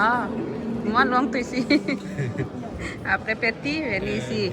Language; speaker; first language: French; non-native, learner; Bangla